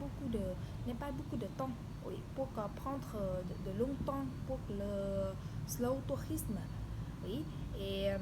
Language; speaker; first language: French; non-native, learner; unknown